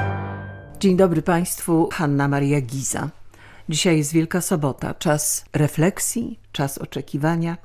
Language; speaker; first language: Polish; native; Polish